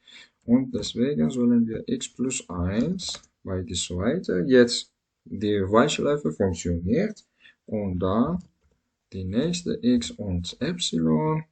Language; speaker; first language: German; non-native, learner; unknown